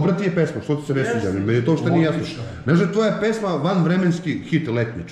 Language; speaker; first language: Serbian; native; Serbian